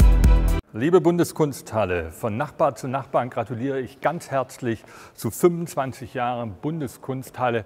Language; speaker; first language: German; native; German